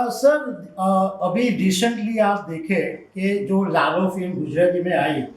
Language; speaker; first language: Hindi; non-native, local second language; Gujarati